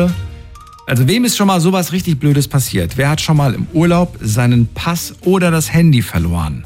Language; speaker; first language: German; native; German